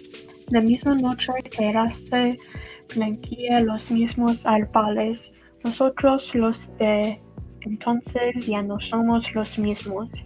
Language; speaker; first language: Spanish; non-native, learner; English